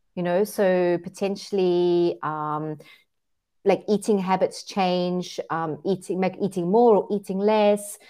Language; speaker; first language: English; native; English